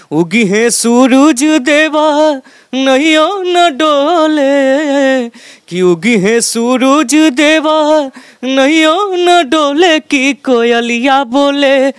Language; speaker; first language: Hindi; native; Hindi